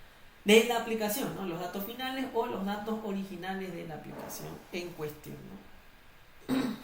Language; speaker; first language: Spanish; native; Spanish